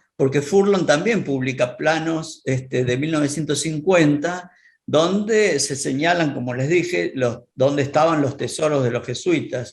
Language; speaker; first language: Spanish; native; Spanish